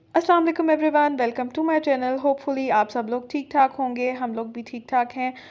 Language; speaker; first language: Urdu; native; Urdu